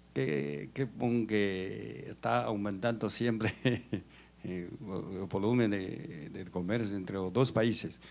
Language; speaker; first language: Portuguese; non-native, learner; Chinese